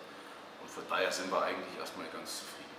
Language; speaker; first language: German; native; German